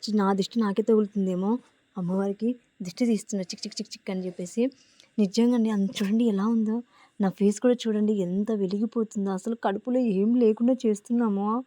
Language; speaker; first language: Telugu; native; Telugu